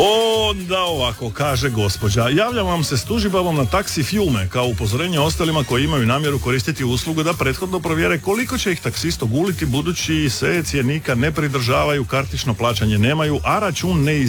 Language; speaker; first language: Serbian; native; Serbian